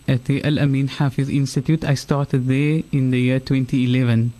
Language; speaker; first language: English; native; English